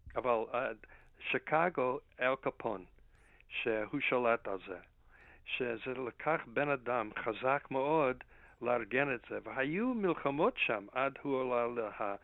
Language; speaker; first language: Hebrew; non-native, fluent; English